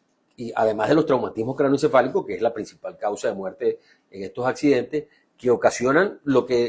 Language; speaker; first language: Spanish; native; Spanish